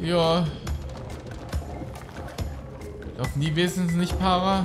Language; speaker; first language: German; native; German